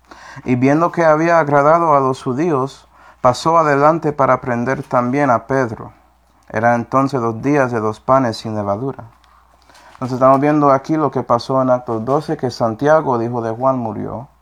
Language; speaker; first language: Spanish; non-native, fluent; English